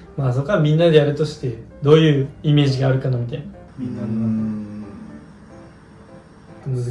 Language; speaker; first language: Japanese; native; Japanese